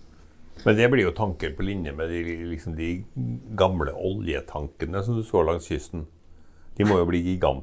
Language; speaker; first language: Norwegian; native; Norwegian